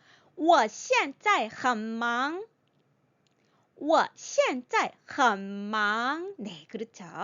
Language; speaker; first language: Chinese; non-native, fluent; Korean